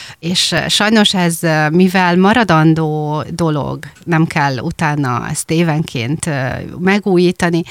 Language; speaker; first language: Hungarian; native; Hungarian